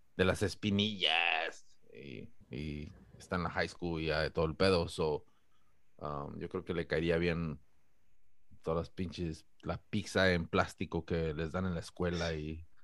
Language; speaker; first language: Spanish; native; Spanish